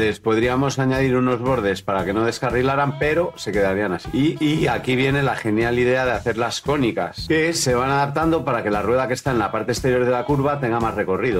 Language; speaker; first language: Spanish; native; Spanish